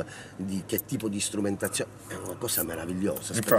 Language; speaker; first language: Italian; native; Italian